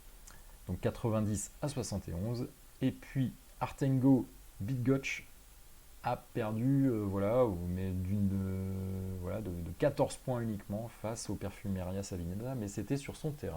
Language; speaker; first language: French; native; French